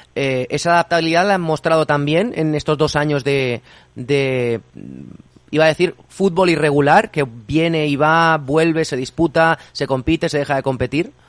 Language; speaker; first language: Spanish; native; Spanish